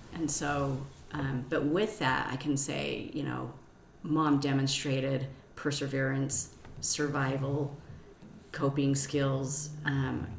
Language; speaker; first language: English; native; English